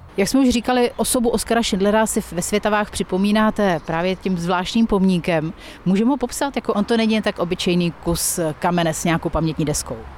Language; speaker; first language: Czech; native; Czech